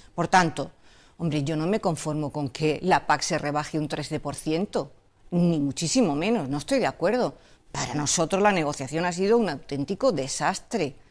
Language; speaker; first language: Spanish; native; Spanish